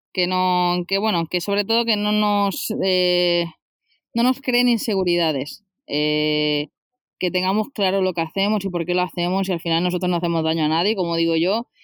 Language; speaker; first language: Spanish; native; Spanish